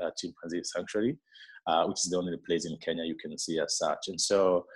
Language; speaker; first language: English; non-native, local second language; Meru